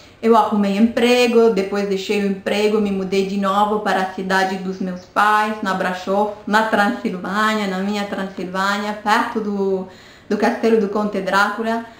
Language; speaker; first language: Portuguese; non-native, fluent; Romanian